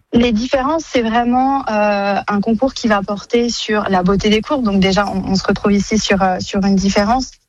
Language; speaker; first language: French; native; French